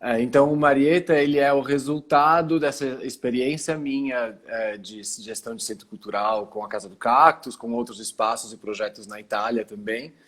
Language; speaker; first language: Portuguese; early bilingual, other home language; Italian